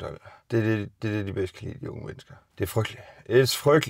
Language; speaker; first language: Danish; native; Danish